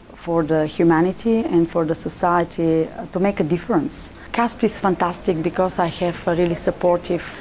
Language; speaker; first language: English; non-native, fluent; Chinese